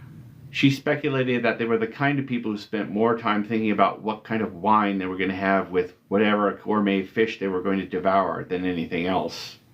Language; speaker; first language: English; native; English